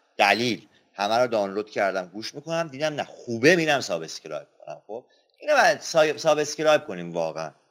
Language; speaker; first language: Persian; non-native, local second language; Azerbaijani